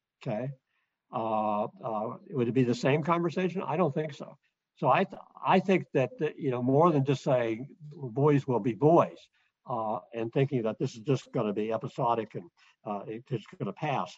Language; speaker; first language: English; native; English